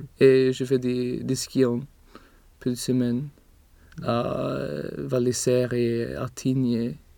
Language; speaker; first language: French; non-native, learner; Swedish